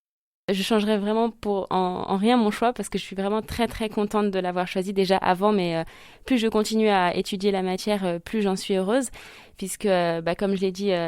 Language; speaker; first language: French; native; French